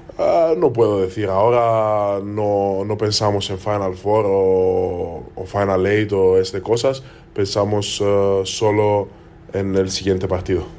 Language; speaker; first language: Spanish; non-native, learner; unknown